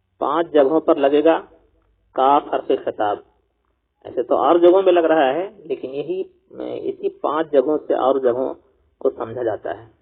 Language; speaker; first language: Urdu; native; Urdu